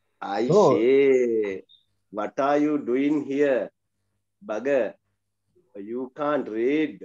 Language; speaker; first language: English; non-native, learner; Sinhala